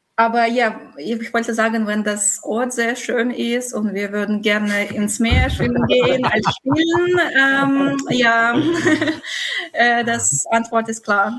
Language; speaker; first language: German; non-native, fluent; Russian